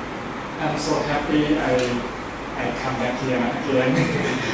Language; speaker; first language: English; non-native, learner; Thai